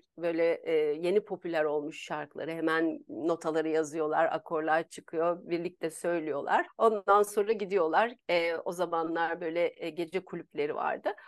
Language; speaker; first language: Turkish; native; Turkish